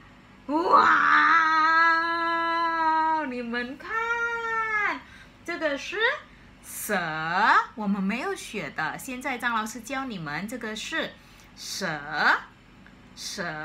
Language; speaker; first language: Chinese; non-native, fluent; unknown